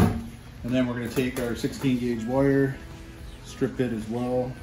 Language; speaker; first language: English; native; English